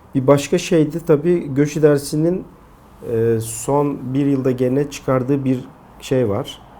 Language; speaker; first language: Turkish; native; Turkish